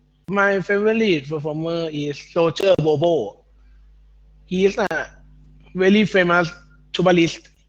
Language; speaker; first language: English; non-native, learner; Thai